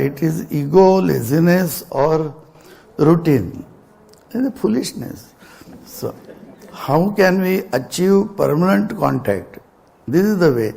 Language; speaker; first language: English; non-native, local second language; Marathi